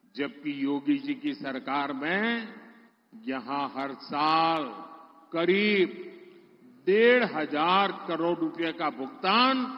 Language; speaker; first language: Hindi; non-native, local second language; Gujarati